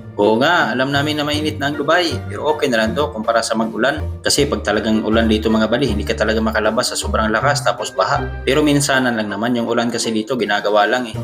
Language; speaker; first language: Filipino; non-native, local second language; Cebuano